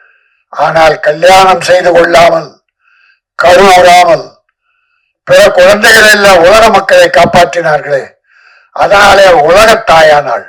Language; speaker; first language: Tamil; native; Tamil